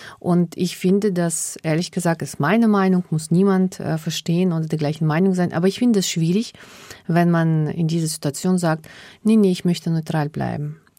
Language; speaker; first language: German; early bilingual, other home language; Russian